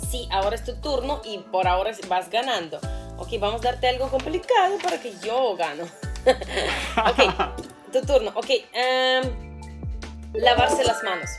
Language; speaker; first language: Spanish; non-native, fluent; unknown